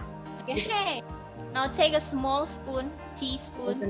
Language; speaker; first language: English; non-native, learner; Indonesian